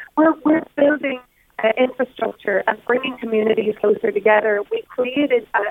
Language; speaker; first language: English; native; English